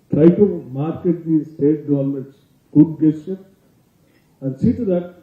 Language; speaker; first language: English; non-native, local second language; Telugu